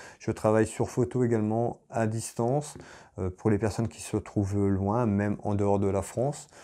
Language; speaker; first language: French; native; French